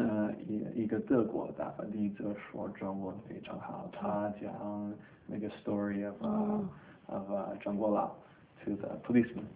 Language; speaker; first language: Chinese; non-native, learner; English